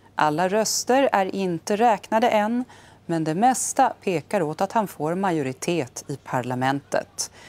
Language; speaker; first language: Swedish; native; Swedish